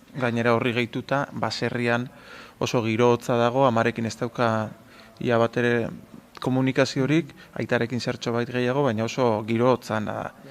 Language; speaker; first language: Basque; native; Basque